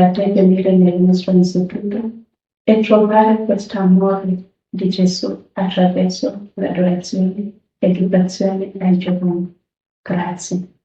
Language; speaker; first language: Italian; non-native, learner; Luo (Kenya and Tanzania)